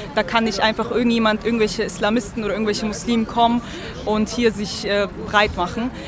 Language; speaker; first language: German; early bilingual, other home language; Arabic